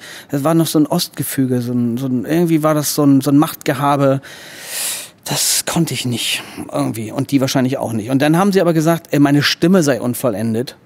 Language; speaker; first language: German; native; German